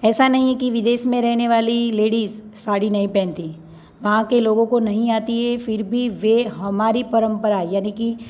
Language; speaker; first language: Hindi; non-native, local second language; Gujarati